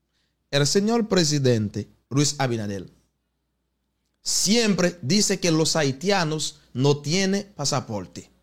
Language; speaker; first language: Spanish; non-native, fluent; Haitian Creole